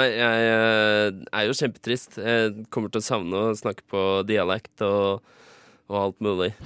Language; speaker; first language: Norwegian; native; Norwegian